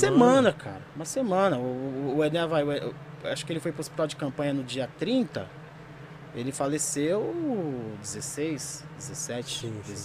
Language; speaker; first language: Portuguese; native; Portuguese